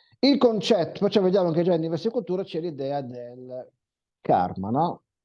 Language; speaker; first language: Italian; non-native, fluent; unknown